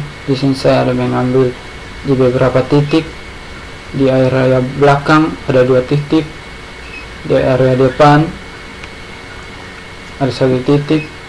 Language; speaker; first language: Indonesian; native; Indonesian